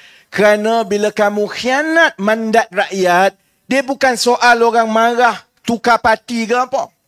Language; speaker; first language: Malay; native; Malay